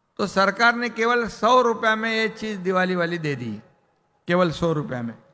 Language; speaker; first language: Hindi; non-native, local second language; Marathi